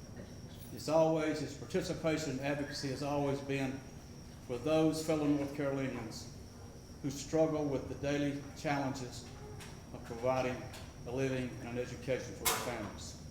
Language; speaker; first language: English; native; English